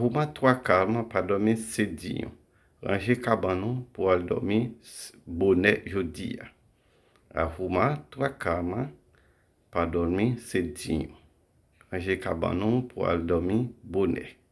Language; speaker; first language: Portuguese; non-native, fluent; Haitian Creole